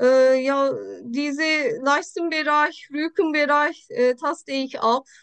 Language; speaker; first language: German; non-native, learner; Turkish